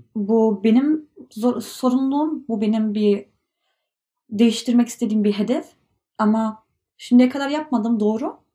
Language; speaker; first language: Turkish; early bilingual, heritage; Turkish